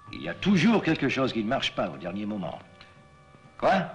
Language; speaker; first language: French; non-native, fluent; English